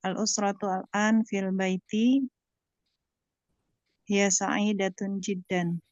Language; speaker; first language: Arabic; non-native, learner; Indonesian